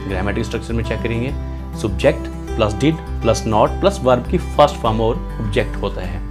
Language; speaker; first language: Hindi; native; Hindi